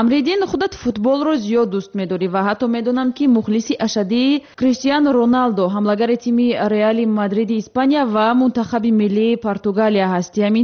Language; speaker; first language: Tajik; native; Tajik